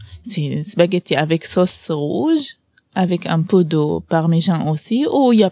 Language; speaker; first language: French; non-native, learner; Arabic